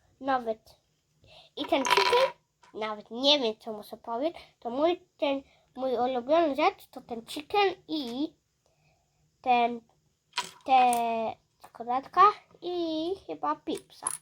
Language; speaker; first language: Polish; early bilingual, heritage; Polish